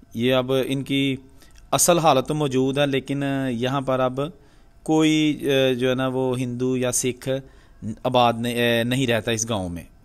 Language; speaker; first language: Urdu; non-native, local second language; Punjabi